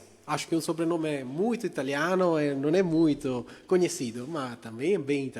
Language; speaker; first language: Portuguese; non-native, fluent; Italian